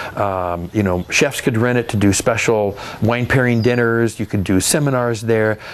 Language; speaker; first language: English; native; English